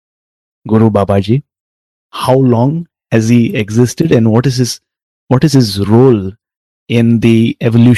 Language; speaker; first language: English; non-native, local second language; Tamil